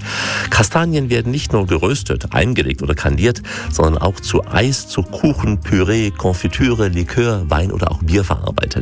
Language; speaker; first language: German; native; German